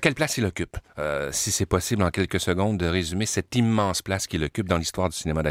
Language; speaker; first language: French; native; French